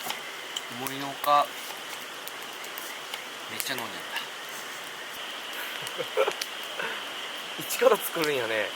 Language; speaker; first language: Japanese; native; Japanese